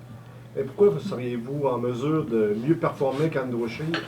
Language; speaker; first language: French; native; French